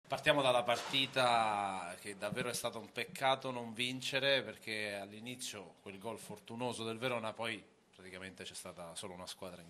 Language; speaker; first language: Italian; native; Italian